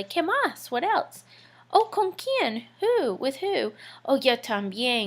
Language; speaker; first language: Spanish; non-native, fluent; English